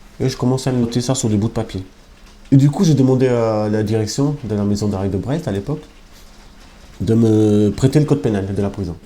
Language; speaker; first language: French; non-native, fluent; Albanian